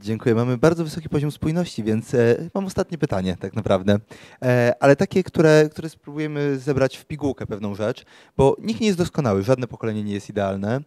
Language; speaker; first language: Polish; native; Polish